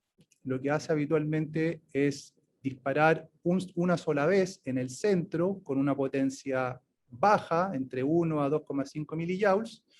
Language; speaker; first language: Spanish; native; Spanish